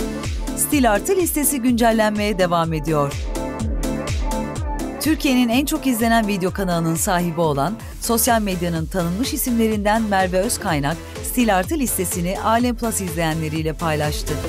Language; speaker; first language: Turkish; native; Turkish